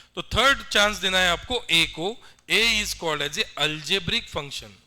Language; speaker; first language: Hindi; non-native, local second language; Marathi